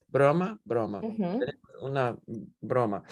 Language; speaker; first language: Spanish; non-native, learner; English